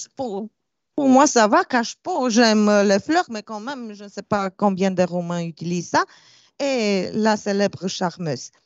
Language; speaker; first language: French; non-native, fluent; Romanian